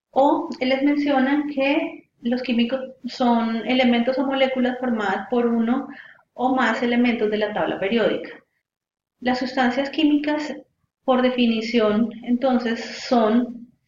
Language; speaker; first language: Spanish; native; Spanish